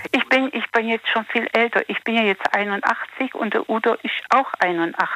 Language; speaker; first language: German; native; German